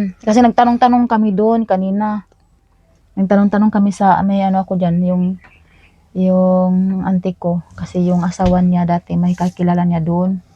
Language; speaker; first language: Filipino; non-native, local second language; Cebuano